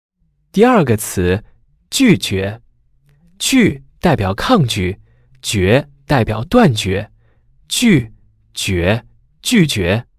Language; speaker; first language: Chinese; native; Chinese